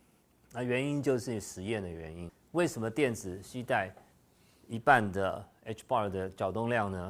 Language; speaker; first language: Chinese; native; Chinese